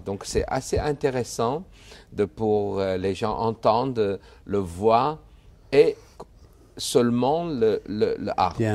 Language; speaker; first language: French; non-native, fluent; Chinese